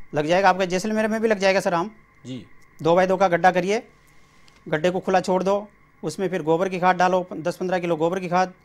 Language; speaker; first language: Hindi; native; Hindi